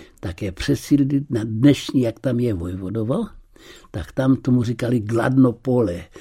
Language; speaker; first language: Czech; early bilingual, heritage; Czech